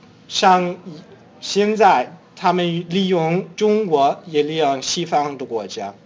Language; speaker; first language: Chinese; non-native, fluent; English